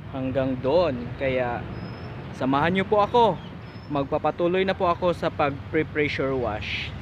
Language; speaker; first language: Filipino; non-native, local second language; Cebuano